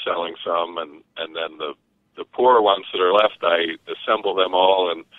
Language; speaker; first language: English; native; English